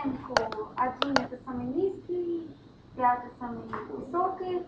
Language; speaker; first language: Russian; non-native, fluent; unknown